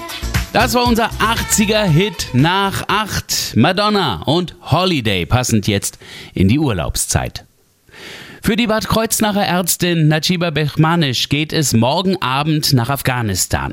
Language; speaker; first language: German; native; German